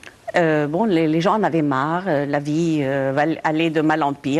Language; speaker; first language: French; non-native, local second language; Arabic